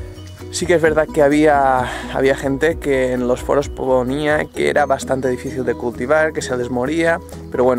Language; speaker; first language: Spanish; native; Spanish